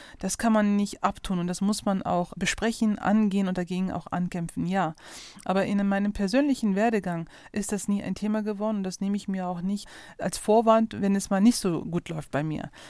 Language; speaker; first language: German; early bilingual, other home language; Turkish